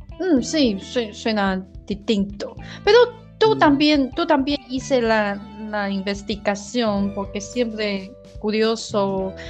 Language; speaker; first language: Spanish; non-native, learner; Chinese